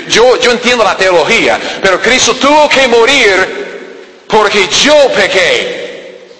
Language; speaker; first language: Spanish; non-native, fluent; English